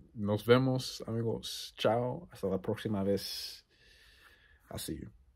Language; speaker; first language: Spanish; non-native, learner; English